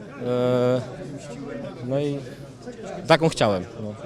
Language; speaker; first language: Polish; native; Polish